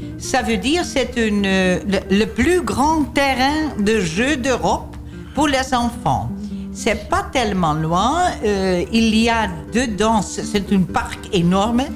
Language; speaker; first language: French; non-native, learner; Dutch